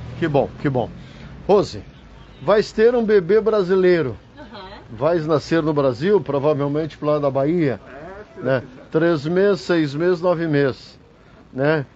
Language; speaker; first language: Portuguese; native; Portuguese